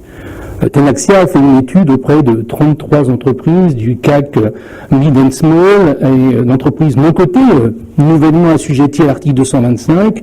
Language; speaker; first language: French; native; French